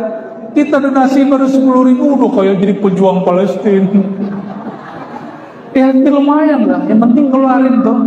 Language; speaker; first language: Indonesian; native; Indonesian